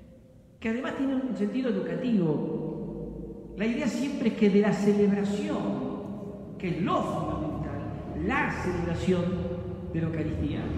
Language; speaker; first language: Spanish; native; Spanish